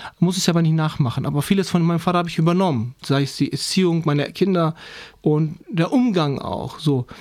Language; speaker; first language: German; non-native, fluent; Turkish